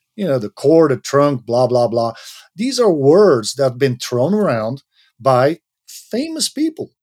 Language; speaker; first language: English; non-native, fluent; Dutch